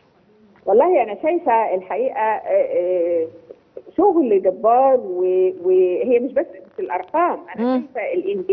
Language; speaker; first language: Arabic; native; Arabic